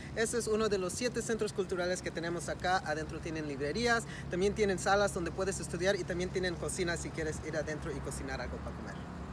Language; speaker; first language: Spanish; early bilingual, heritage; Spanish